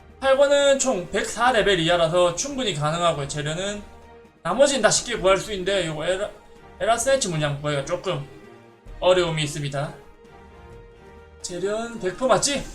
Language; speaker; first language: Korean; native; Korean